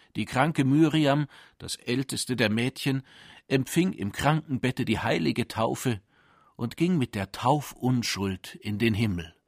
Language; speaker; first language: German; native; German